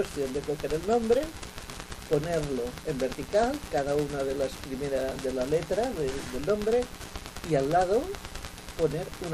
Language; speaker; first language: Spanish; non-native, local second language; Catalan